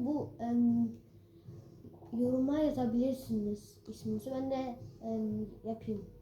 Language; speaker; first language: Turkish; early bilingual, heritage; Turkish